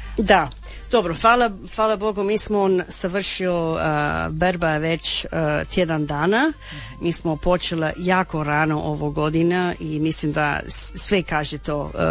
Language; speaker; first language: Serbian; non-native, learner; French